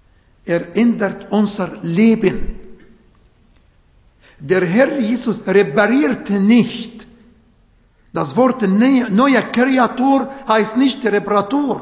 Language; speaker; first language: German; non-native, fluent; Arabic